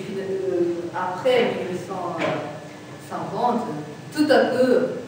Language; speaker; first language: French; non-native, learner; Japanese